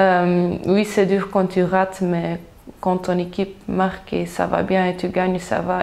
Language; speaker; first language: French; non-native, local second language; Dutch